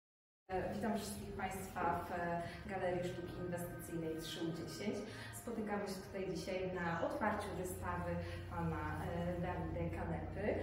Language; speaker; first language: Polish; native; Polish